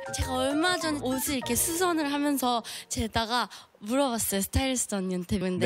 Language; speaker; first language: Korean; early bilingual, other home language; English